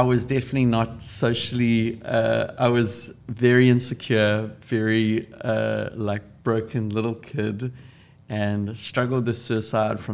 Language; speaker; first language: English; native; English